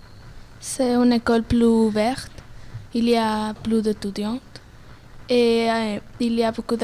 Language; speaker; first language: French; non-native, learner; Spanish